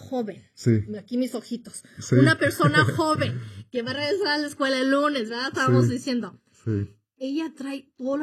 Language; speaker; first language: Spanish; early bilingual, heritage; Spanish